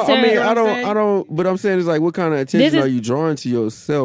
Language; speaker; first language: English; native; English